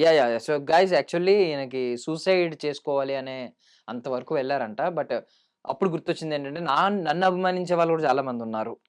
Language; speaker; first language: Telugu; native; Telugu